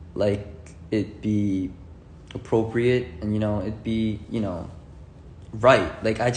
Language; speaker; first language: English; early bilingual, other home language; Korean